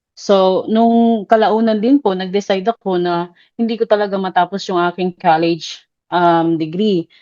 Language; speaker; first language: Filipino; non-native, local second language; Cebuano